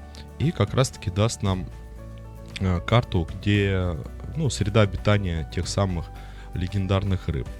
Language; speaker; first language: Russian; native; Russian